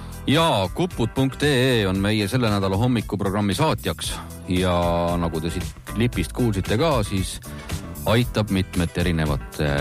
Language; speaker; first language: Estonian; native; Estonian